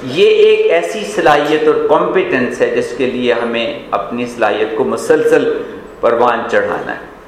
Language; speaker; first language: Urdu; non-native, local second language; Punjabi